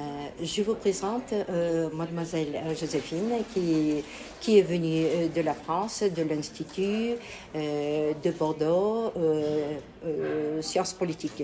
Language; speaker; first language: French; non-native, fluent; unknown